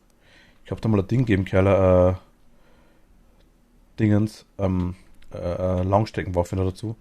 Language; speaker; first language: German; native; German